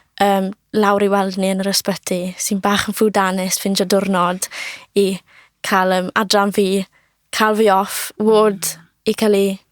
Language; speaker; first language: Welsh; native; Welsh